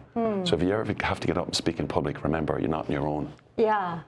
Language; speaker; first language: English; native; English